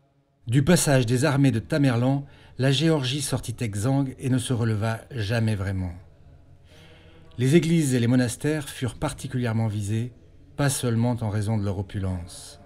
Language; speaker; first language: French; native; French